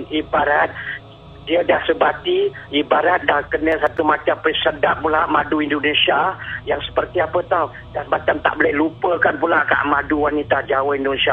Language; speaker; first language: Malay; native; Malay